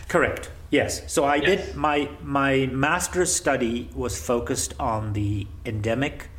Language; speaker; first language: English; non-native, local second language; Gujarati